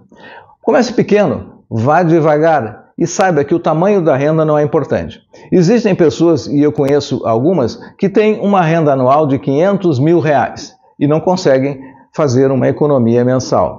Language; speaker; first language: Portuguese; native; Portuguese